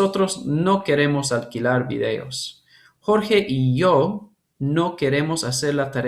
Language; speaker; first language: Spanish; non-native, fluent; English